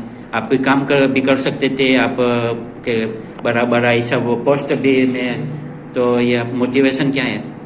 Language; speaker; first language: Hindi; non-native, learner; Gujarati